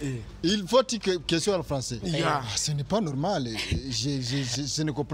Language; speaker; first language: French; non-native, local second language; Rundi